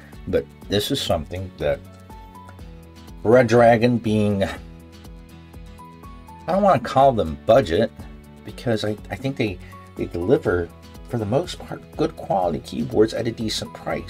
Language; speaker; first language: English; native; English